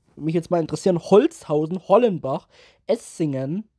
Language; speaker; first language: German; native; German